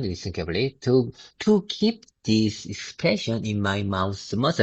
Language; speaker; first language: English; non-native, learner; Korean